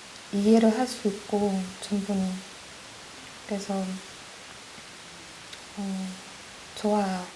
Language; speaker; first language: Korean; non-native, fluent; Russian